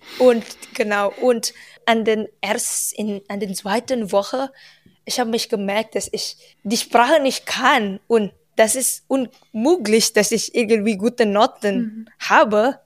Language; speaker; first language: German; non-native, learner; Indonesian